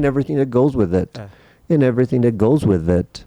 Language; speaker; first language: English; non-native, fluent; Portuguese